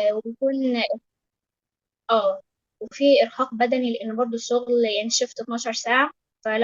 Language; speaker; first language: Arabic; native; Arabic